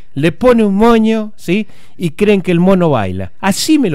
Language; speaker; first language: Spanish; native; Spanish